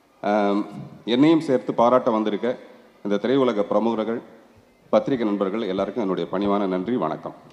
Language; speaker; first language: Tamil; native; Tamil